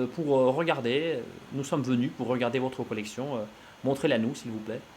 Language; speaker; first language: French; non-native, fluent; Russian